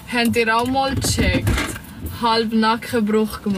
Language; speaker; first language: German; native; German